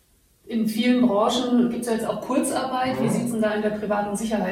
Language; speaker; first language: German; native; German